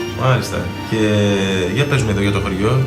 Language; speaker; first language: Greek; native; Greek